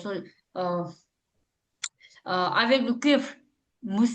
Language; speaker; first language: French; non-native, learner; Tibetan